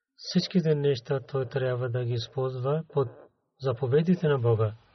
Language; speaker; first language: Bulgarian; non-native, learner; Urdu